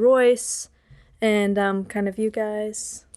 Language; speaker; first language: English; native; English